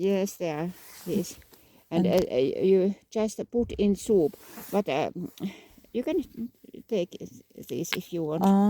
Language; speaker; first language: English; non-native, learner; Finnish